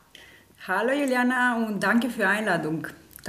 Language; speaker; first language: German; non-native, fluent; Romanian